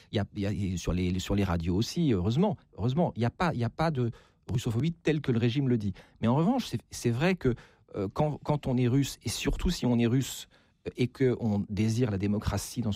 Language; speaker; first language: French; native; French